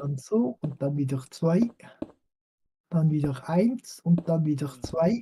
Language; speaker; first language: German; non-native, fluent; French